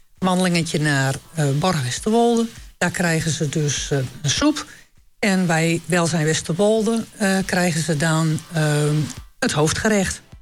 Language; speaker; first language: Dutch; native; Dutch